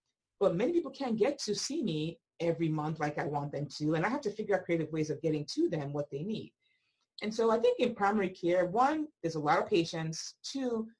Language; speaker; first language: English; non-native, local second language; Igbo